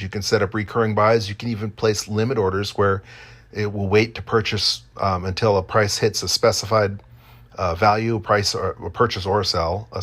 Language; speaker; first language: English; native; English